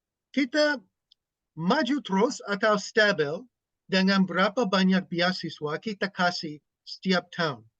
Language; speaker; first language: Indonesian; non-native, fluent; English